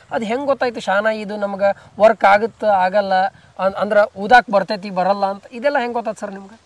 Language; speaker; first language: Kannada; native; Kannada